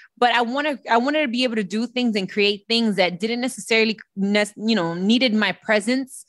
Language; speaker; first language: English; early bilingual, other home language; Spanish